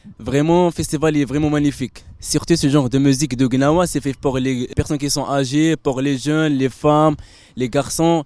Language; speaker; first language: French; non-native, local second language; Arabic